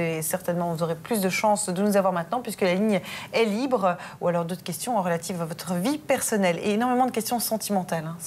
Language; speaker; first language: French; native; French